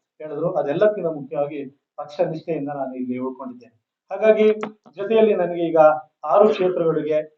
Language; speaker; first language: Kannada; native; Kannada